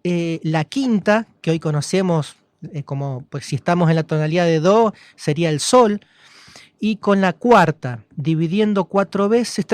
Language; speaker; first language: Spanish; native; Spanish